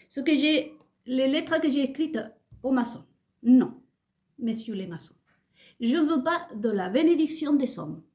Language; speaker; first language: French; non-native, fluent; Spanish